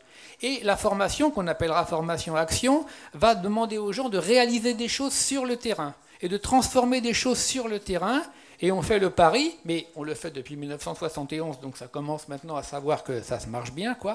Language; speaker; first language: French; native; French